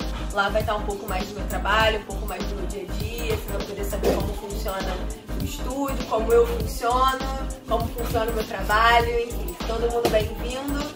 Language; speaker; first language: Portuguese; native; Portuguese